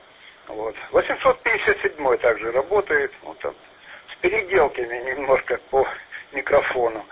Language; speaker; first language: Russian; native; Russian